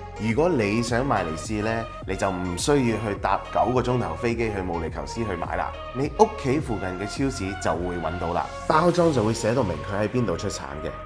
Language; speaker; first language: Cantonese; early bilingual, heritage; Cantonese